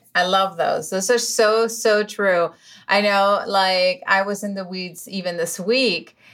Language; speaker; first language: English; non-native, fluent; Spanish